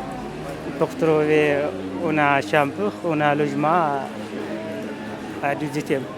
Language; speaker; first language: French; non-native, learner; Amharic